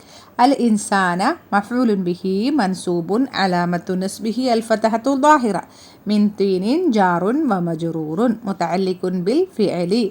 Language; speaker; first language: Arabic; non-native, fluent; Malayalam